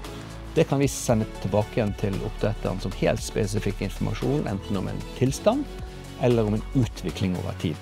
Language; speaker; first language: Norwegian; native; Norwegian